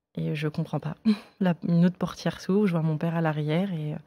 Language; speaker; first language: French; native; French